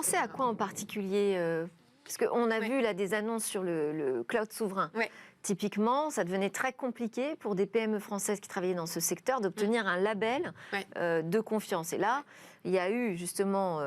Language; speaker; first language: French; native; French